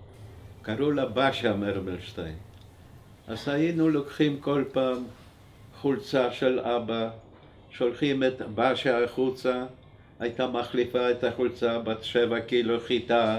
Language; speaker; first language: Hebrew; non-native, fluent; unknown